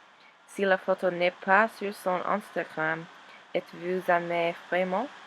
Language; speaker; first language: French; non-native, learner; English